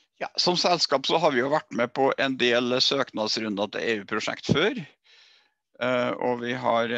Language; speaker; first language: Norwegian; native; Norwegian